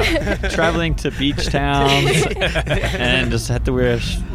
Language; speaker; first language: English; native; English